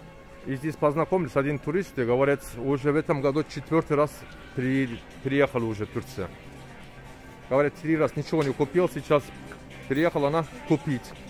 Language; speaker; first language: Russian; non-native, learner; Turkish